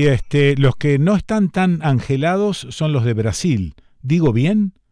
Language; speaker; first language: Spanish; native; Spanish